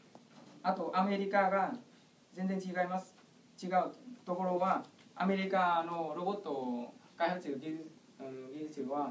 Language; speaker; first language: Japanese; non-native, learner; Vietnamese